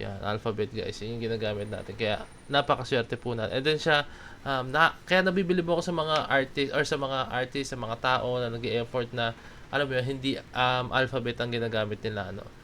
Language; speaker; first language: Filipino; native; Filipino